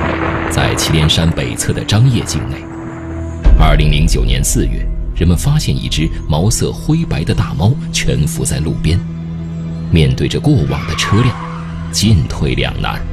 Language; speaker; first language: Chinese; native; Chinese